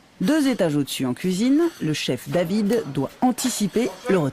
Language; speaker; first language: French; native; French